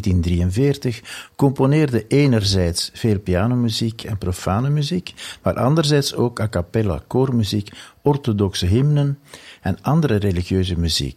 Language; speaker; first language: Dutch; native; Dutch